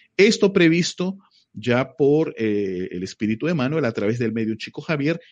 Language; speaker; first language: Spanish; native; Spanish